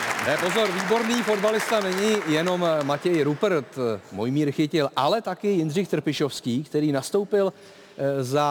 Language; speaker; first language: Czech; native; Czech